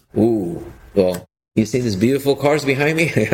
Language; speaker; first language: English; early bilingual, other home language; Persian